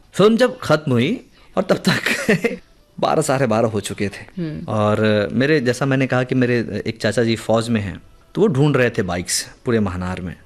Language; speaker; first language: Hindi; native; Hindi